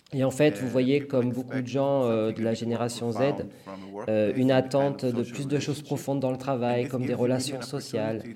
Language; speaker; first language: French; non-native, fluent; Hebrew